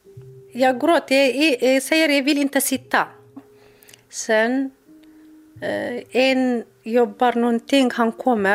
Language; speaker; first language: Swedish; non-native, learner; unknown